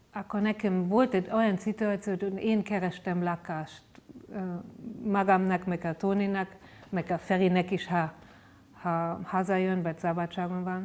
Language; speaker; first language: Hungarian; non-native, fluent; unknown